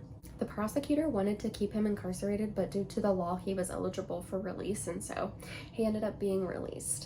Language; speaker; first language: English; native; English